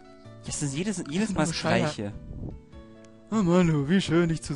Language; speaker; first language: German; native; German